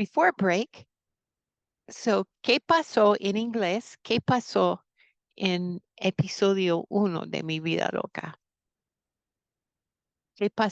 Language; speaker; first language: Spanish; non-native, fluent; English